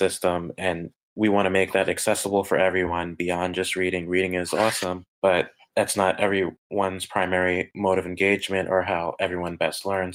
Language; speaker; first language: English; native; English